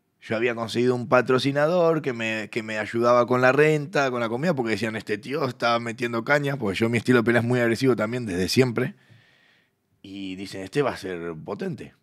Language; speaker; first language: Spanish; native; Spanish